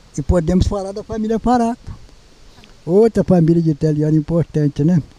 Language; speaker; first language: Portuguese; native; Portuguese